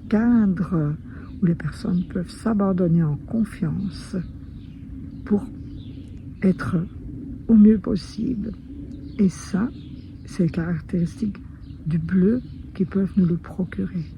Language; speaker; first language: French; native; French